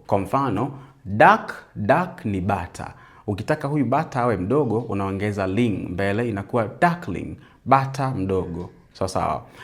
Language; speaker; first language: Swahili; native; Swahili